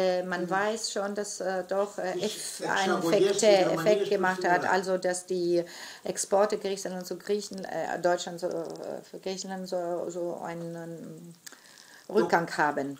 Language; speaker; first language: German; non-native, fluent; Greek